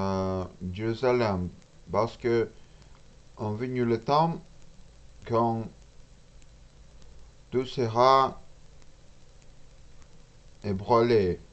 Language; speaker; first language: French; non-native, learner; Russian